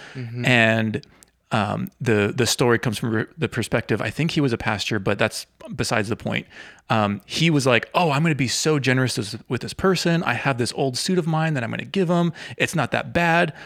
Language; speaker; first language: English; native; English